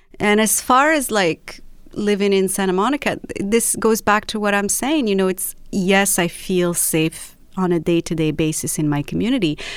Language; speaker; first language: English; non-native, fluent; Arabic